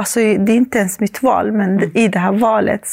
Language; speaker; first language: Swedish; early bilingual, other home language; Arabic